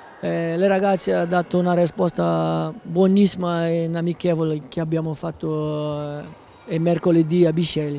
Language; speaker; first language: Italian; non-native, learner; Portuguese